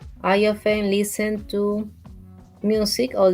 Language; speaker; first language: English; non-native, learner; Spanish